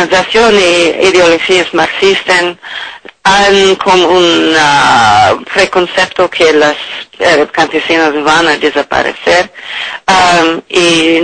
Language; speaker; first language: Spanish; non-native, learner; English